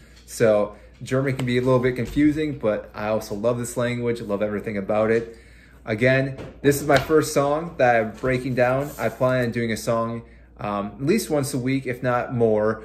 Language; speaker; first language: English; native; English